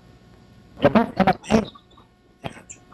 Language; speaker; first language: Russian; non-native, learner; Uzbek